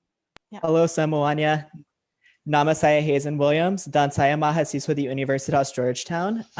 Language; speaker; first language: Indonesian; non-native, learner; English